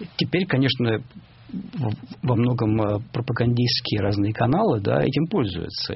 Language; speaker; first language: Russian; native; Russian